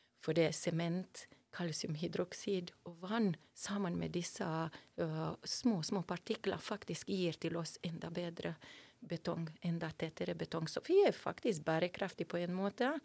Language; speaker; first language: Norwegian; non-native, fluent; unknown